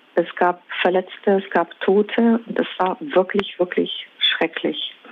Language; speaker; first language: German; non-native, fluent; Russian